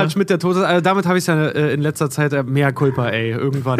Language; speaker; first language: German; native; German